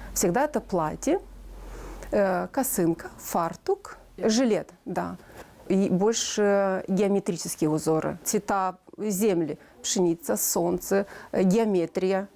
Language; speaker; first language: Russian; non-native, local second language; Romanian